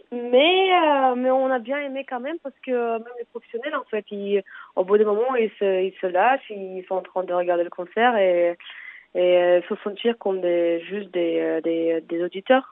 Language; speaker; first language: French; early bilingual, other home language; Armenian